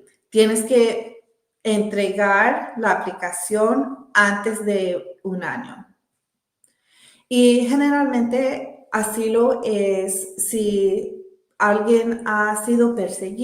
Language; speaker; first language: Spanish; early bilingual, heritage; Spanish